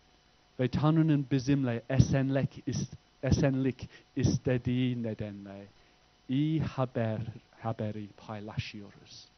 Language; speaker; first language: Turkish; non-native, fluent; English